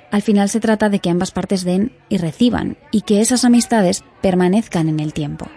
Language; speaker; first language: Spanish; native; Spanish